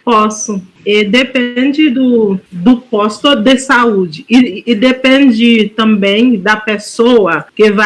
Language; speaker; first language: Portuguese; non-native, fluent; Haitian Creole